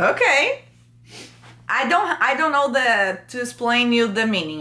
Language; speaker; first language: English; non-native, learner; Portuguese